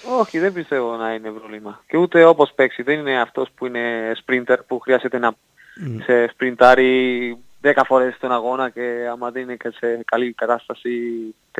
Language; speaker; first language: Greek; non-native, fluent; Spanish